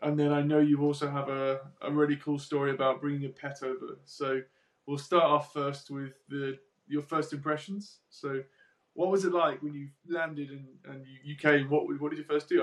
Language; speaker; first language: English; native; English